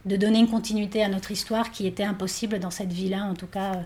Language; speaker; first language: French; non-native, fluent; Spanish